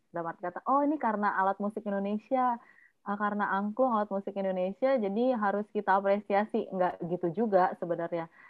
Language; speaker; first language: Indonesian; native; Indonesian